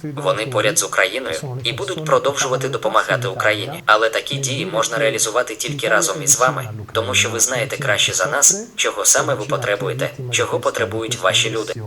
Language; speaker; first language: Ukrainian; non-native, fluent; Italian